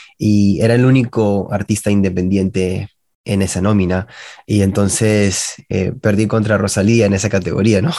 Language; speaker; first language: Spanish; early bilingual, heritage; Spanish